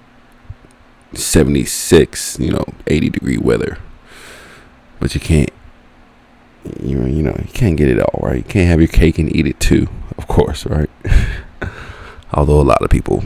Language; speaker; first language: English; native; English